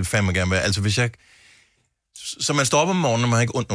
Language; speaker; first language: Danish; native; Danish